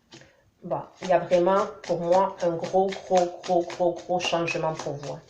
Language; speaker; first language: French; native; French